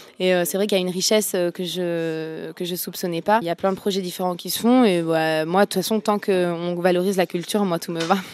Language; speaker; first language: French; non-native, local second language; Swiss German